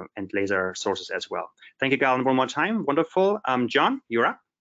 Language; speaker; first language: English; non-native, fluent; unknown